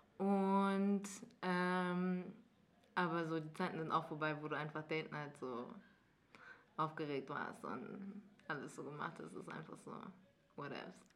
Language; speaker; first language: German; early bilingual, other home language; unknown